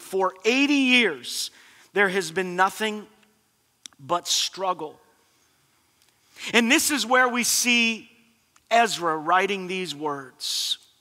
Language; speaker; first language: English; native; English